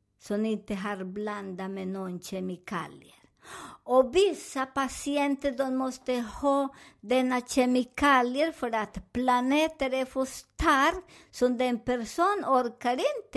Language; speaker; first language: Swedish; non-native, fluent; Spanish